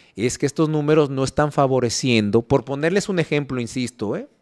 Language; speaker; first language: Spanish; native; Spanish